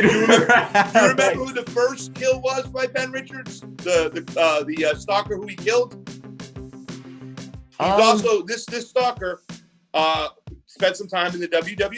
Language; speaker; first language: English; native; English